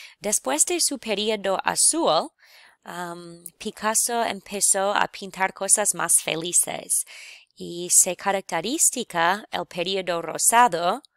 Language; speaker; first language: Spanish; non-native, fluent; English